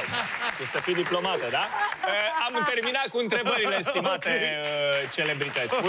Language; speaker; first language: Romanian; native; Romanian